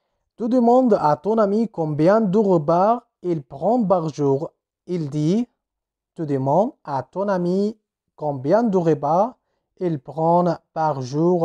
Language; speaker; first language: French; non-native, fluent; Arabic